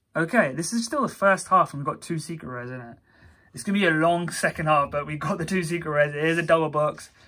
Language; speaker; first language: English; native; English